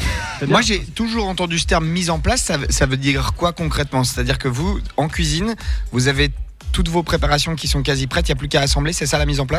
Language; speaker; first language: French; native; French